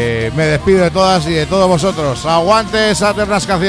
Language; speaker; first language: Spanish; native; Spanish